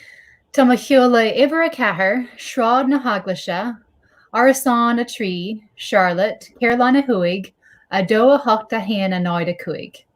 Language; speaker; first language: Irish; non-native, learner; English